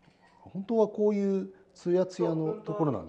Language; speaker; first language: Japanese; native; Japanese